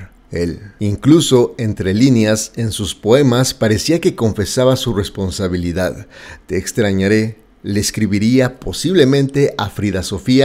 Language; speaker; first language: Spanish; native; Spanish